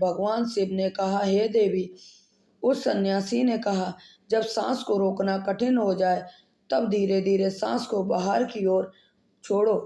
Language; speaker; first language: Hindi; native; Hindi